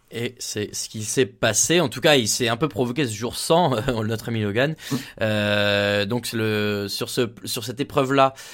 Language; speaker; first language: French; native; French